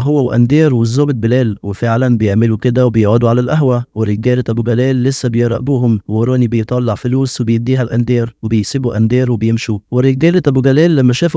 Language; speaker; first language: Arabic; native; Arabic